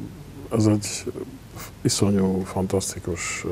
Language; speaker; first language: Hungarian; non-native, local second language; Romanian